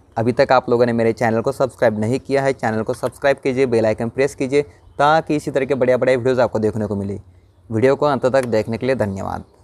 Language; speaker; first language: Hindi; non-native, local second language; Marathi